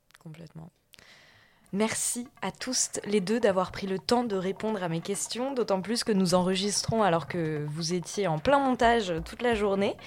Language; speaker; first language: French; native; French